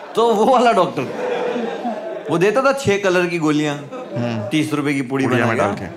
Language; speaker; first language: Hindi; non-native, local second language; Gujarati